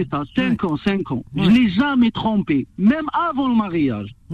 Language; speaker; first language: French; non-native, local second language; Arabic